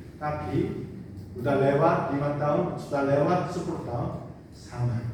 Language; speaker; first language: Indonesian; non-native, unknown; Korean